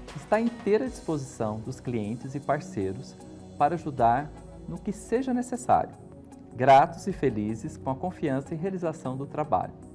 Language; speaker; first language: Portuguese; native; Portuguese